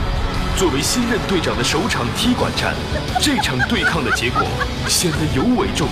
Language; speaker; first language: Chinese; native; Chinese